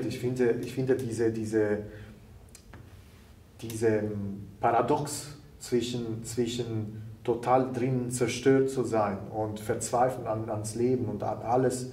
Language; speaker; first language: German; non-native, fluent; Italian